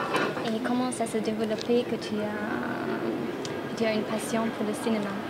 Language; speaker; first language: French; non-native, fluent; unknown